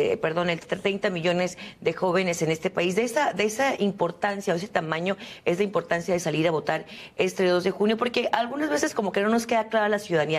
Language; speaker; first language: Spanish; native; Spanish